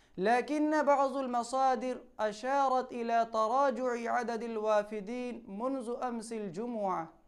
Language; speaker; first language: Arabic; non-native, fluent; Urdu